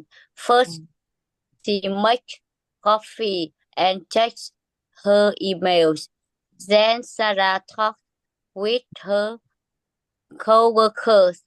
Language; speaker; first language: English; non-native, learner; Vietnamese